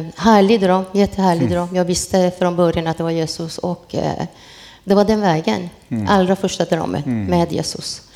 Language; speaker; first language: Swedish; non-native, fluent; Persian